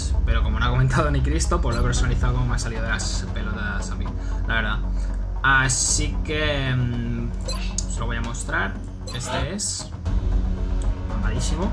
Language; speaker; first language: Spanish; native; Spanish